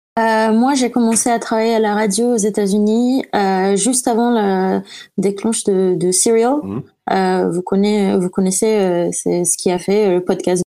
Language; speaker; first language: French; non-native, fluent; English